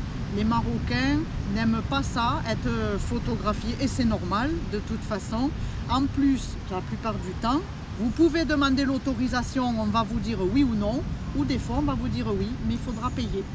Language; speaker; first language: French; native; French